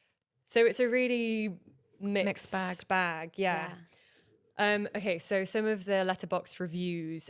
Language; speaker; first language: English; native; English